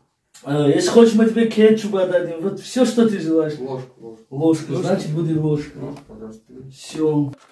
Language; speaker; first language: Russian; non-native, fluent; Tajik